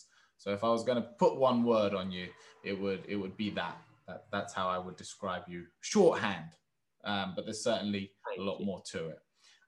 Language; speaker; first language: English; native; English